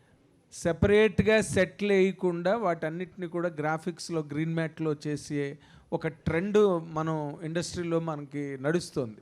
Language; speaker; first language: Telugu; native; Telugu